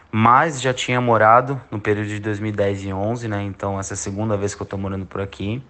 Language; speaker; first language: Portuguese; native; Portuguese